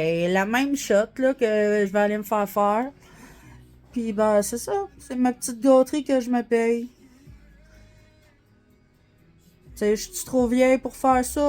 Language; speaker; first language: French; native; French